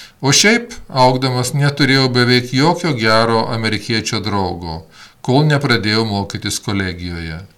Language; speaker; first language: Lithuanian; early bilingual, heritage; Lithuanian